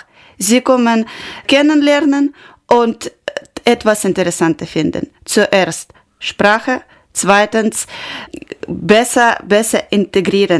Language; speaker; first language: German; non-native, learner; Ukrainian